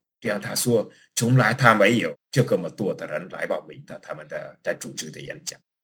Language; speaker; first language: Chinese; non-native, fluent; Vietnamese